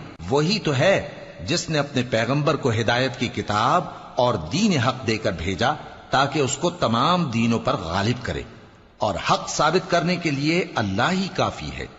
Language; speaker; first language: Urdu; native; Urdu